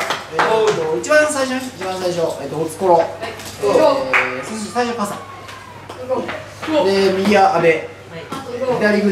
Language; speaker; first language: Japanese; native; Japanese